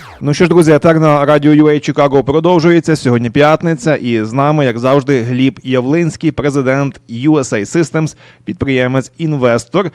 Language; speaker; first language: Ukrainian; native; Ukrainian